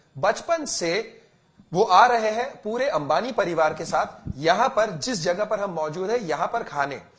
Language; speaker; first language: Hindi; native; Hindi